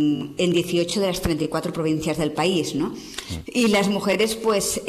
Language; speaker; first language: Spanish; native; Spanish